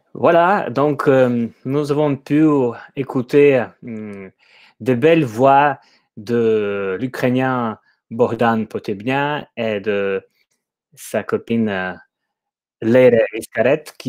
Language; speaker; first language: French; non-native, fluent; Ukrainian